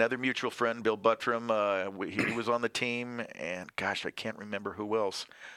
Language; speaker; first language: English; native; English